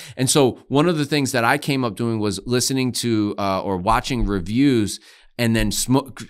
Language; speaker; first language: English; native; English